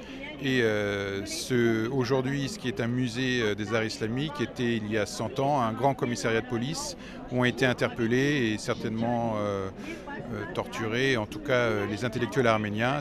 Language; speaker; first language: French; native; French